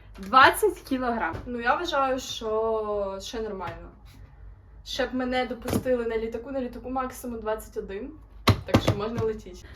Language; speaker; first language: Ukrainian; native; Ukrainian